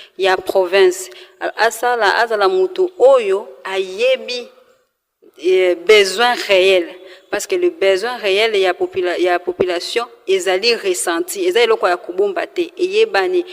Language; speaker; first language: Lingala; native; Lingala